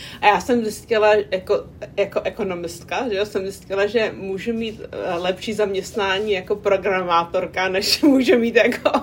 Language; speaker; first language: Czech; non-native, local second language; English